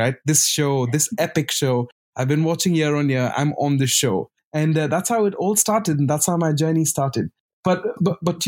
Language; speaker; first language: English; non-native, local second language; Tamil